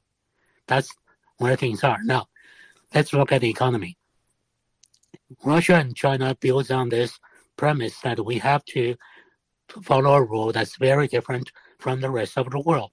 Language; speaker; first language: English; non-native, fluent; Wu Chinese